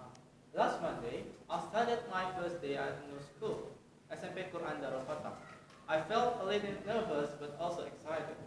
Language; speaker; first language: English; non-native, learner; Indonesian